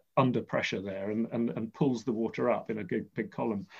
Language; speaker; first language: English; native; English